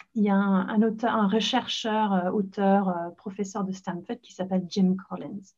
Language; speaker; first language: French; non-native, fluent; English